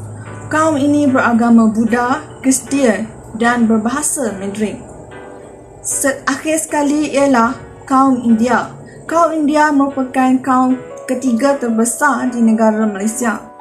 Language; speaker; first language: Malay; native; Malay